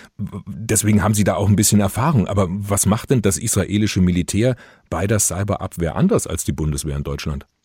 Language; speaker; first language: German; native; German